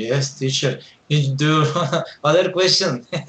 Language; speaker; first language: English; non-native, learner; Spanish